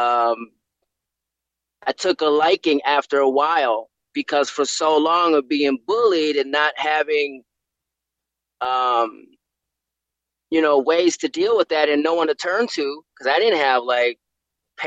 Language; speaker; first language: English; native; English